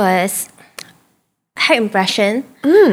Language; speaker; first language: English; non-native, local second language; Chinese